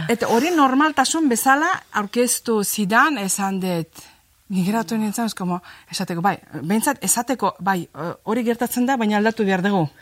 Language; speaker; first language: Basque; non-native, fluent; Azerbaijani